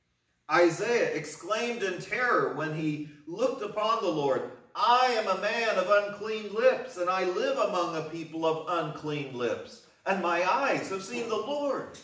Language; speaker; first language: English; native; English